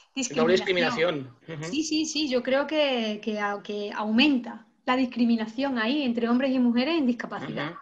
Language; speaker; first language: Spanish; native; Spanish